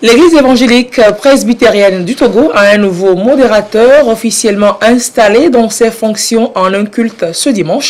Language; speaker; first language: French; native; French